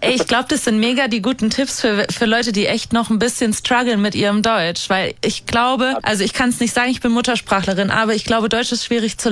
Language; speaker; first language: German; native; German